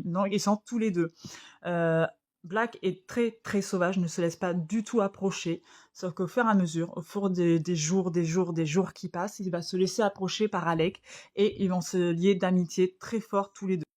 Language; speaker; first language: French; native; French